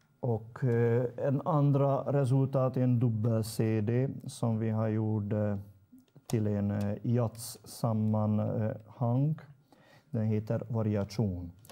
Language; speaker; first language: Swedish; non-native, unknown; Hungarian